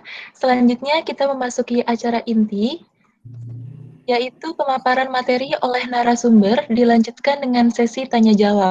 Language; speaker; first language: Indonesian; native; Indonesian